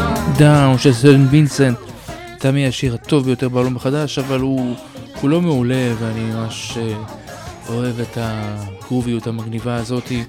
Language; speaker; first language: Hebrew; native; Hebrew